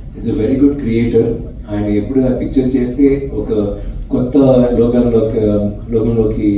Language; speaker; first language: Telugu; non-native, learner; Tamil